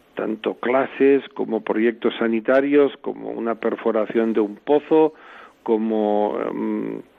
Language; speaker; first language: Spanish; native; Spanish